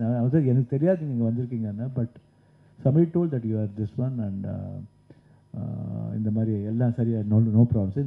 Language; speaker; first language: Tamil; non-native, local second language; Kannada